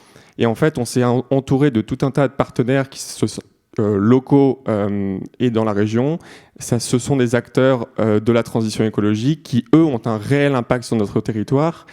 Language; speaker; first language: French; native; French